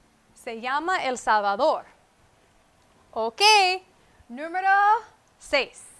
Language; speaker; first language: Spanish; non-native, fluent; English